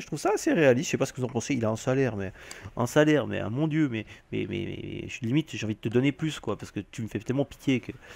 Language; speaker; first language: French; native; French